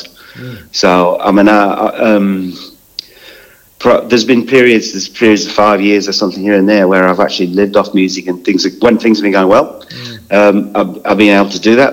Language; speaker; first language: English; native; English